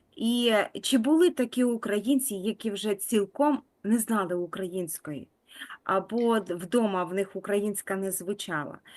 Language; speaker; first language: Ukrainian; native; Ukrainian